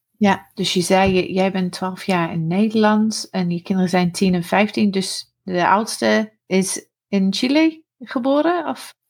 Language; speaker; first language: Dutch; non-native, fluent; English